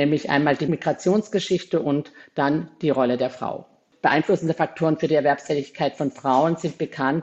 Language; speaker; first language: German; native; German